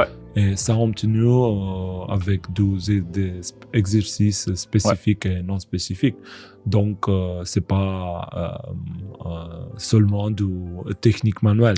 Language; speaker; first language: French; non-native, fluent; Romanian